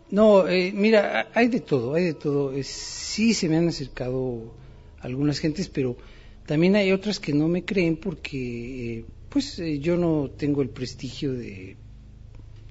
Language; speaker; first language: Spanish; native; Spanish